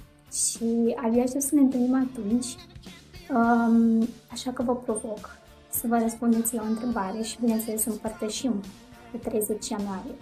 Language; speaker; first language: Romanian; native; Romanian